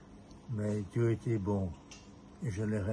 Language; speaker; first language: French; non-native, fluent; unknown